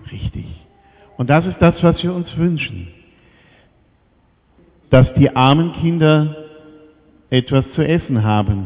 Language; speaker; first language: German; native; German